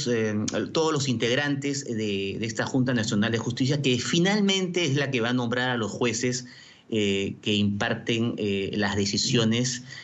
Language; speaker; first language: Spanish; native; Spanish